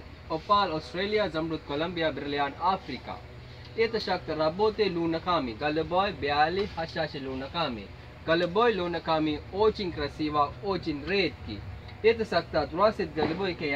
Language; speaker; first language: Russian; non-native, learner; Sinhala